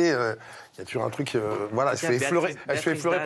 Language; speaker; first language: French; native; French